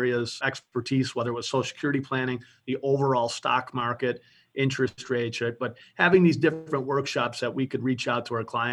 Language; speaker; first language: English; native; English